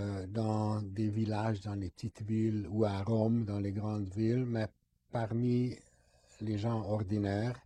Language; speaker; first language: French; non-native, fluent; Hungarian